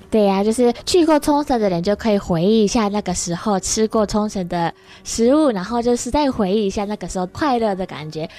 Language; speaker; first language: Chinese; non-native, fluent; Japanese